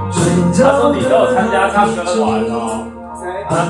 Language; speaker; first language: Chinese; native; Chinese